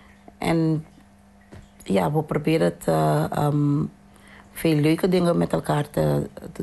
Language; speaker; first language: Dutch; non-native, fluent; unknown